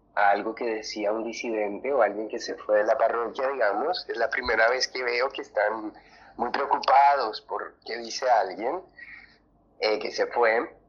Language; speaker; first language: Spanish; native; Spanish